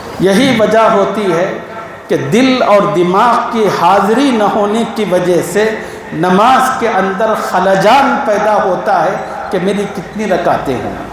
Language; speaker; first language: Urdu; native; Urdu